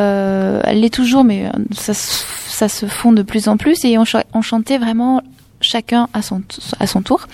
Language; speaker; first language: French; native; French